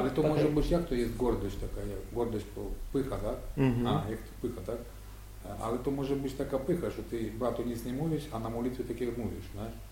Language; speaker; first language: Polish; non-native, learner; Ukrainian